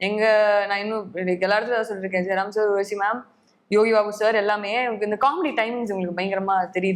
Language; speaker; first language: Tamil; native; Tamil